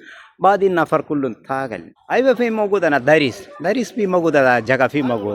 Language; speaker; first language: Arabic; non-native, learner; Malayalam